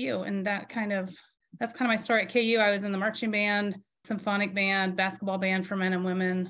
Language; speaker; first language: English; native; English